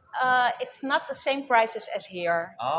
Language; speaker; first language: English; non-native, fluent; Dutch